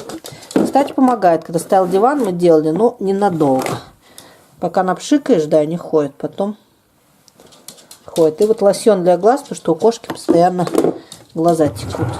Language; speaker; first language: Russian; native; Russian